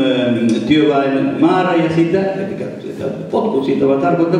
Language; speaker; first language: Finnish; non-native, fluent; Spanish